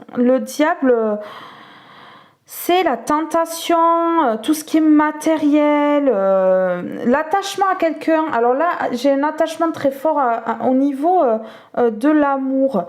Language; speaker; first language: French; native; French